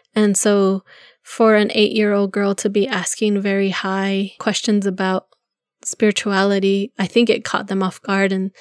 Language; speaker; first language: English; native; English